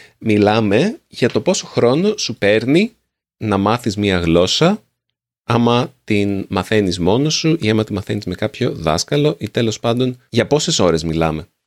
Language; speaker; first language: Greek; native; Greek